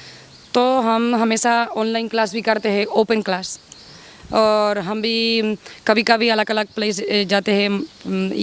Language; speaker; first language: Hindi; non-native, learner; Spanish